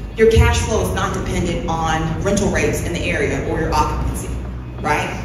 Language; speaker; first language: English; native; English